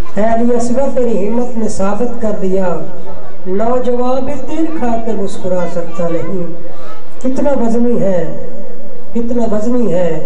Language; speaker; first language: Urdu; non-native, local second language; Punjabi